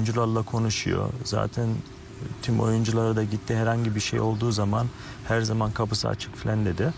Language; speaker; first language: Turkish; early bilingual, heritage; Turkish